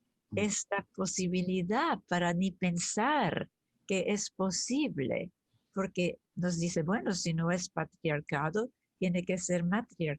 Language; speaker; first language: Spanish; early bilingual, other home language; German